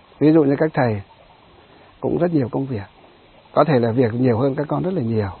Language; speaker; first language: Vietnamese; native; Vietnamese